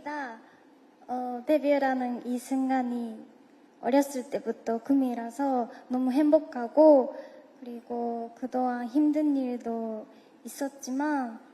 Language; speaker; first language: Korean; non-native, fluent; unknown